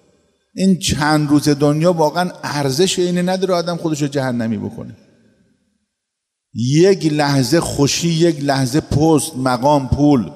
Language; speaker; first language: Persian; native; Persian